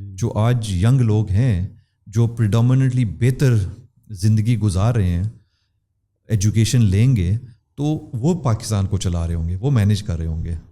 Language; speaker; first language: Urdu; non-native, local second language; Pahari-Potwari